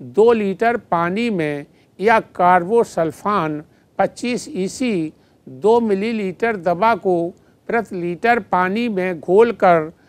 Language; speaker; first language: Hindi; native; Hindi